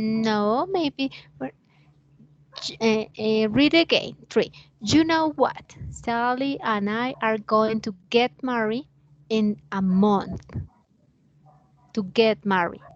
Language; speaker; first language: English; non-native, learner; Spanish